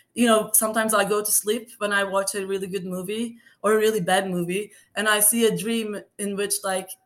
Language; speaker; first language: English; non-native, fluent; Turkish